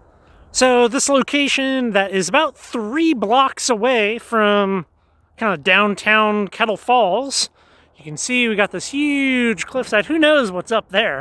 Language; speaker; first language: English; native; English